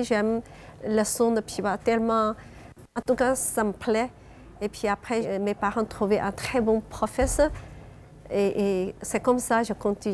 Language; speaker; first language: French; non-native, learner; Chinese